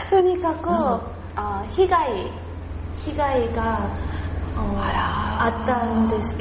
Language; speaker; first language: Japanese; non-native, learner; Korean